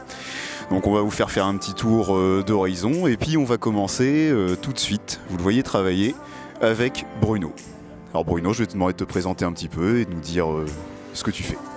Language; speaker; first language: French; native; French